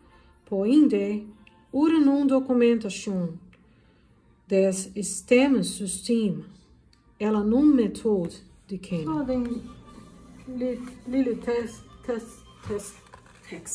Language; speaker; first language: Danish; non-native, learner; Portuguese